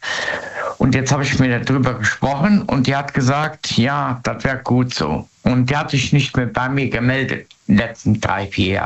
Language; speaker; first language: German; native; German